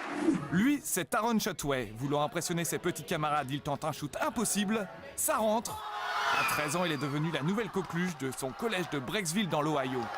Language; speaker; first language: French; native; French